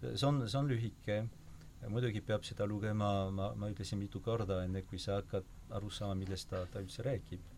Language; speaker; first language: Estonian; non-native, fluent; French